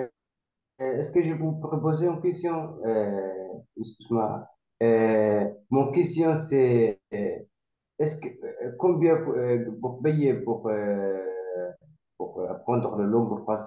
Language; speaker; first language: French; non-native, learner; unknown